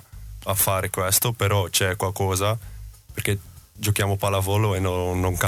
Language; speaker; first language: Italian; non-native, learner; Dutch